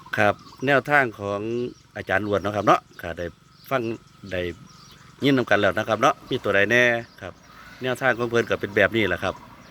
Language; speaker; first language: Thai; native; Thai